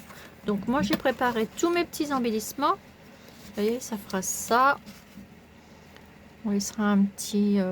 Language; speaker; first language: French; native; French